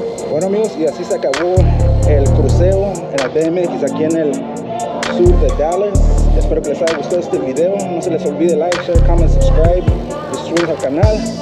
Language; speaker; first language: Spanish; early bilingual, heritage; Spanish